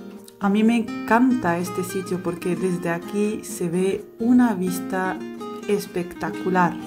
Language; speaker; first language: Spanish; non-native, fluent; Arabic